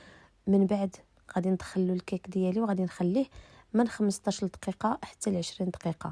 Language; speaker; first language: Arabic; native; Arabic